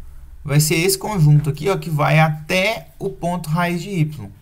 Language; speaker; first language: Portuguese; native; Portuguese